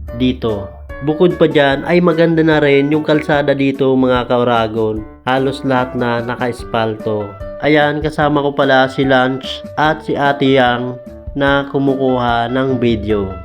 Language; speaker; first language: Filipino; non-native, local second language; Bikol